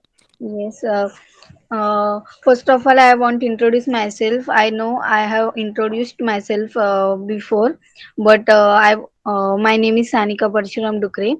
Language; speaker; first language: English; non-native, learner; Marathi